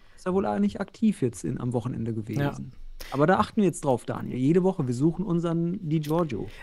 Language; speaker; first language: German; native; German